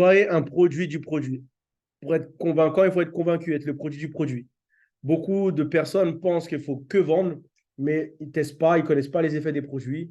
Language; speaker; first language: French; native; French